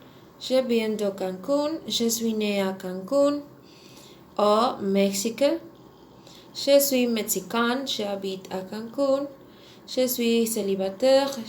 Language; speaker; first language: French; non-native, learner; Spanish